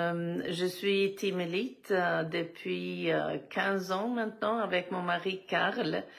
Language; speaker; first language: French; non-native, fluent; Swedish